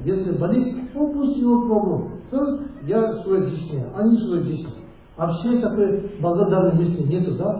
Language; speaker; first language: Russian; non-native, learner; Tibetan